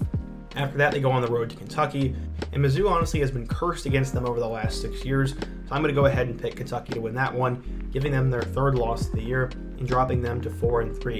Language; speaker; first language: English; native; English